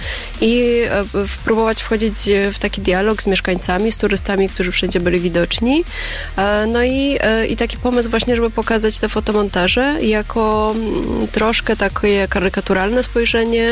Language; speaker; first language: Polish; native; Polish